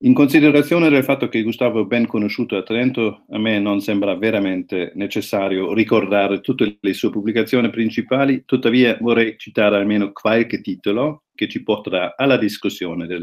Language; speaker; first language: Italian; non-native, fluent; German